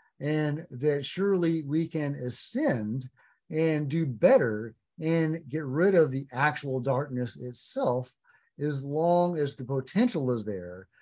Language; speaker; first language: English; native; English